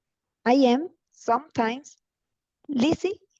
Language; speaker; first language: English; non-native, learner; Spanish